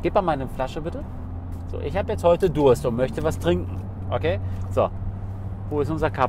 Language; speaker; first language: German; native; German